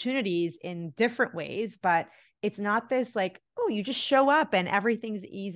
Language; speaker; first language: English; early bilingual, other home language; Tamil